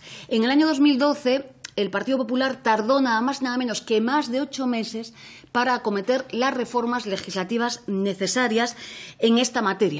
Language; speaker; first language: Spanish; native; Spanish